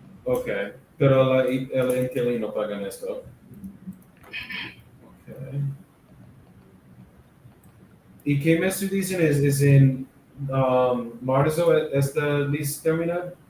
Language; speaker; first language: Spanish; non-native, learner; English